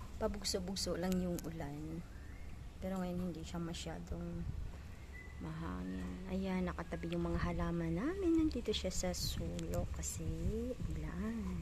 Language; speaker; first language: Filipino; non-native, local second language; Cebuano